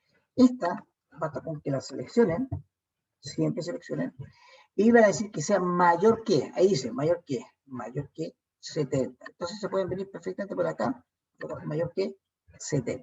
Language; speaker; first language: Spanish; native; Spanish